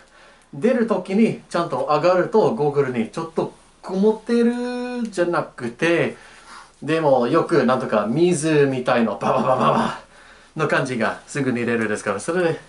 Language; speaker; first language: Japanese; non-native, learner; English